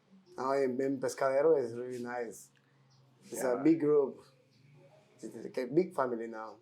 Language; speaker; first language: English; non-native, learner; Spanish